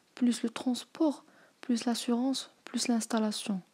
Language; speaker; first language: French; non-native, local second language; Arabic